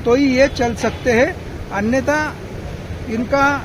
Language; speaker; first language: Hindi; non-native, local second language; Marathi